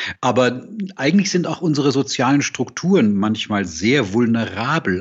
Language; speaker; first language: German; native; German